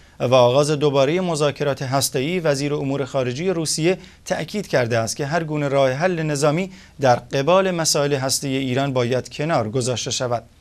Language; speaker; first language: Persian; non-native, local second language; Central Kurdish